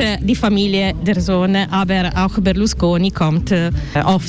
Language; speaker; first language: German; non-native, learner; Italian